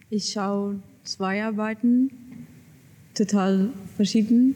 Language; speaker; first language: German; non-native, learner; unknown